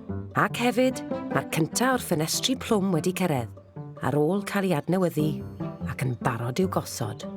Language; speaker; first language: Welsh; native; Welsh